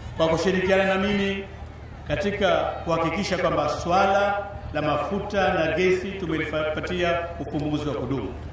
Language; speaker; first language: Swahili; native; Swahili